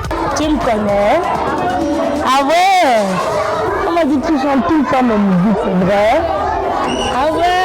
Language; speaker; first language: French; native; French